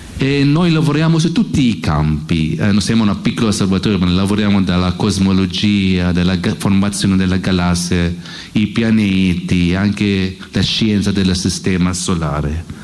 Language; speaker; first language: Italian; non-native, learner; English